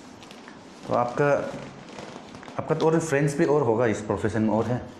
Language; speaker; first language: Hindi; non-native, local second language; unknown